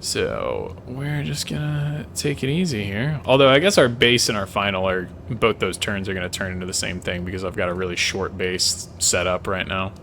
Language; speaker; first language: English; native; English